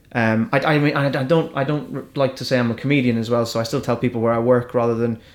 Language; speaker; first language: English; native; English